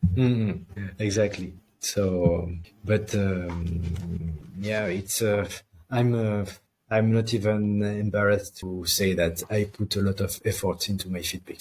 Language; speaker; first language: English; non-native, fluent; French